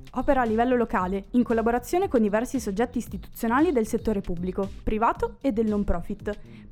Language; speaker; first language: Italian; native; Italian